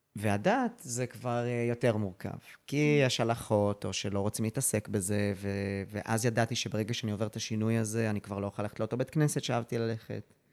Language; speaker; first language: Hebrew; early bilingual, other home language; English